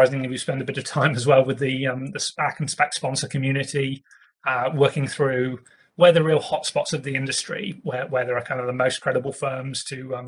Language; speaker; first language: English; native; English